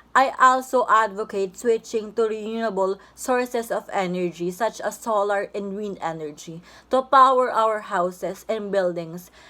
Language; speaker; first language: English; non-native, local second language; Filipino